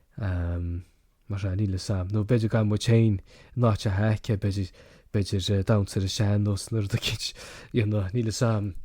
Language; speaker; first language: Irish; native; Irish